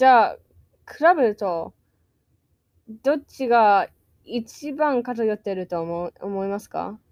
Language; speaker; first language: Japanese; non-native, learner; English